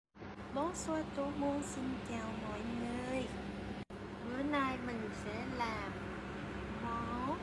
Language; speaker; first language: Vietnamese; early bilingual, heritage; Vietnamese